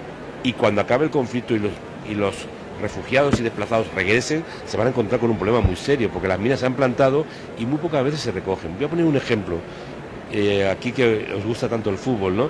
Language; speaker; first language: Spanish; native; Spanish